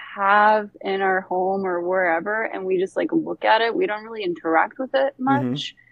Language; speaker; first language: English; early bilingual, other home language; Bosnian